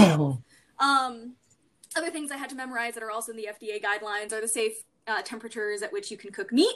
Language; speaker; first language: English; native; English